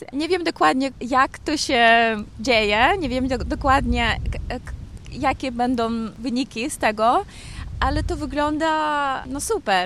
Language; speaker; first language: Polish; non-native, learner; Kazakh